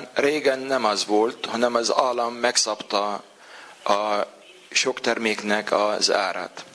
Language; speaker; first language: Hungarian; non-native, fluent; Arabic